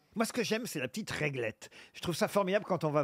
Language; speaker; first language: French; native; French